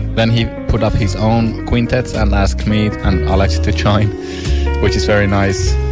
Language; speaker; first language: English; non-native, fluent; Norwegian